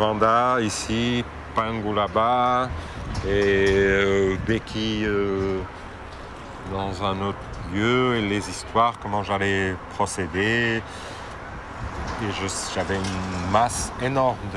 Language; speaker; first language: French; non-native, fluent; Portuguese